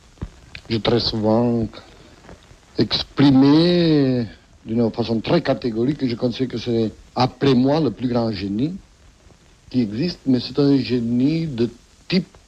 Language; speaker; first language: French; non-native, fluent; Catalan